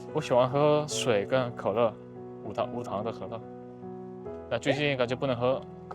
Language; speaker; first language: Chinese; non-native, fluent; Korean